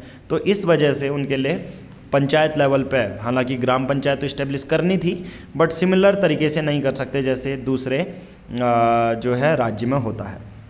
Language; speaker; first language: Hindi; native; Hindi